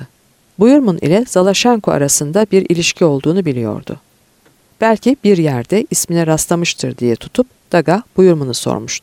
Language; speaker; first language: Turkish; native; Turkish